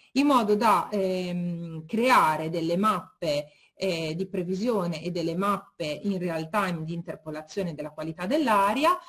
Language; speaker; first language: Italian; native; Italian